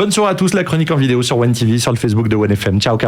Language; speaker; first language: French; native; French